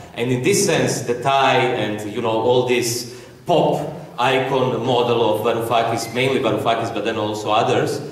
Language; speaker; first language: English; non-native, fluent; Croatian